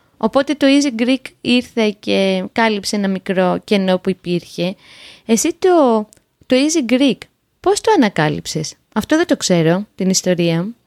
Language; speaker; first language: Greek; native; Greek